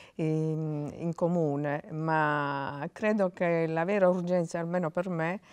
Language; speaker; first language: Italian; non-native, local second language; Sicilian